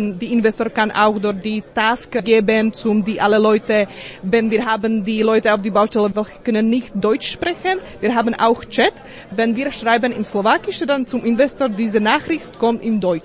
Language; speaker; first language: German; non-native, learner; Slovak